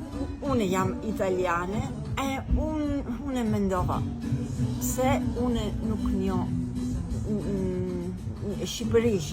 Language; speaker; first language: Albanian; non-native, learner; Italian